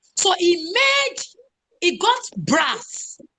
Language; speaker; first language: English; non-native, local second language; Yoruba